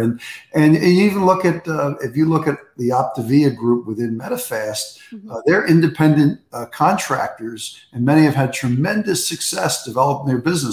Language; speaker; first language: English; native; English